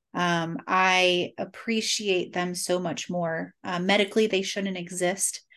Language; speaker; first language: English; native; English